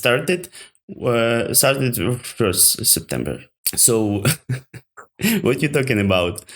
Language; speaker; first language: English; non-native, learner; Ukrainian